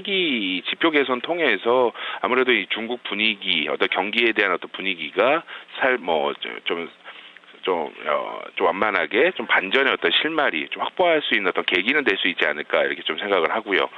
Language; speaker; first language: Korean; native; Korean